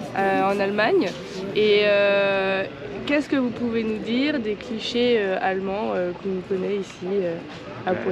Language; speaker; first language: French; native; French